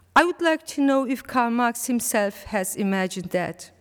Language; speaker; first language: English; non-native, learner; Turkish